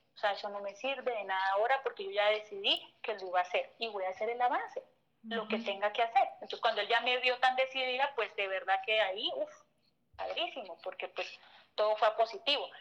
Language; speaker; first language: Spanish; native; Spanish